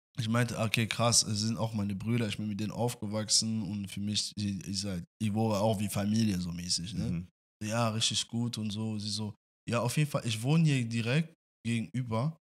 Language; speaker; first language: German; non-native, fluent; French